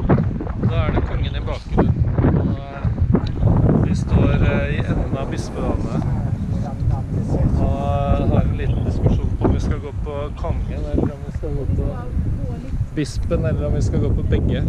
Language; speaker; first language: Norwegian; native; Norwegian